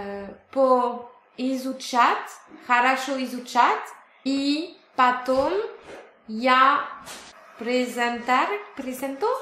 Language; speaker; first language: Russian; non-native, learner; French